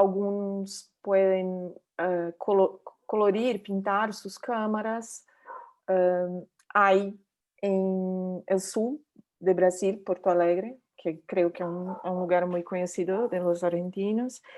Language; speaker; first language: Spanish; non-native, learner; Portuguese